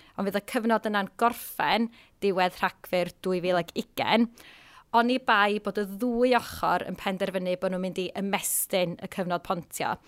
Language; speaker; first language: Welsh; native; Welsh